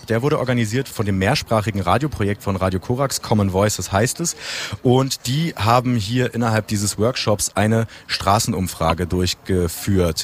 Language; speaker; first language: German; native; German